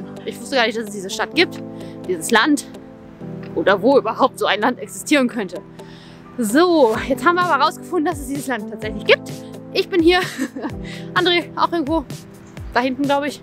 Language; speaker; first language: German; native; German